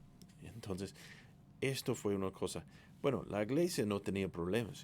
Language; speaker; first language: Spanish; non-native, fluent; English